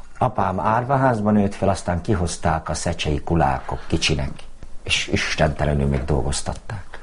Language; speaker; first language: Hungarian; native; Hungarian